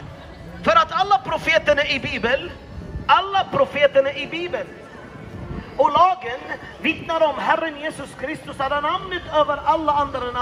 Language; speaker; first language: Swedish; non-native, fluent; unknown